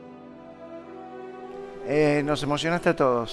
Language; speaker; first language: Spanish; native; Spanish